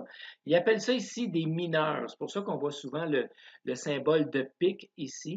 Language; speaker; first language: French; native; French